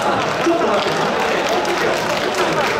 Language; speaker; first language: Japanese; native; Japanese